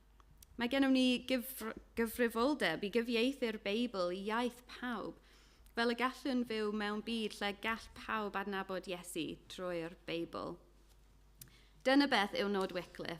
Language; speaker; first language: Welsh; non-native, fluent; English